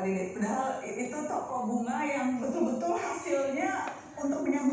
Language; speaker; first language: Indonesian; native; Indonesian